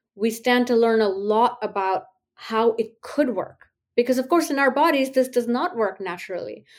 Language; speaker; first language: English; non-native, local second language; Hindi